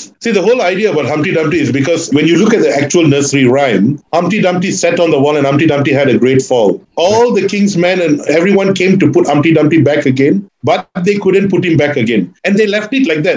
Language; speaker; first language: English; non-native, local second language; Tamil